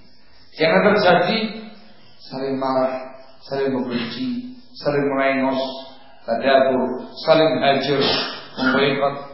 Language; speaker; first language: Indonesian; native; Indonesian